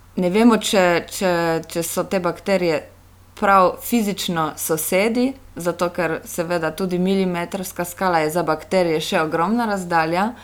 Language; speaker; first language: Slovenian; non-native, fluent; Polish